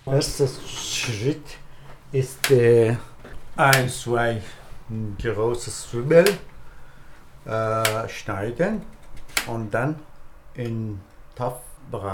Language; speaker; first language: German; non-native, learner; Persian